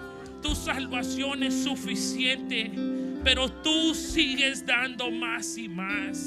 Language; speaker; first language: Spanish; early bilingual, heritage; Spanish